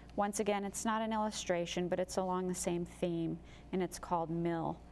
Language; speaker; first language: English; native; English